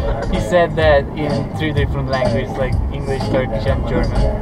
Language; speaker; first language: English; non-native, fluent; Turkish